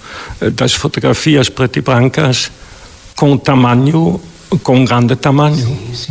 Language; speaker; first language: Portuguese; non-native, fluent; German